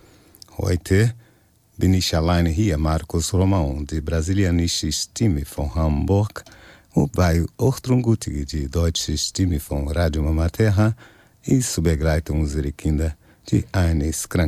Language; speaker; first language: German; non-native, fluent; Portuguese